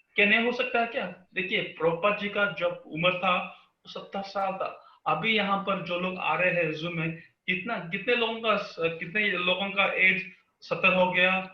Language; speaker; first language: Hindi; non-native, local second language; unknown